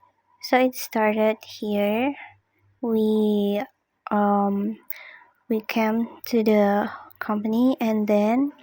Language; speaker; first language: English; non-native, learner; Indonesian